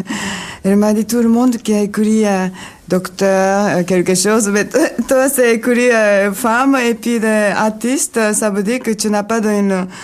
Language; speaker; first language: French; non-native, learner; Japanese